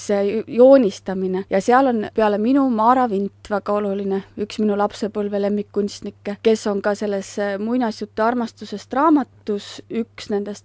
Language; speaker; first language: Estonian; native; Estonian